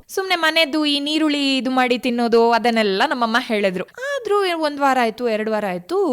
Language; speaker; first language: Kannada; non-native, local second language; Tulu